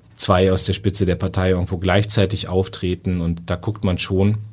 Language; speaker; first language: German; native; German